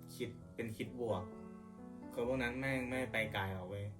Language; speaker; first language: Thai; early bilingual, other home language; English